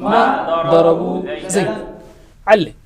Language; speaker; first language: Arabic; non-native, fluent; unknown